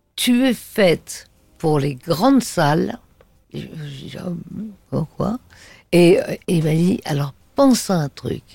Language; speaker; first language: French; native; French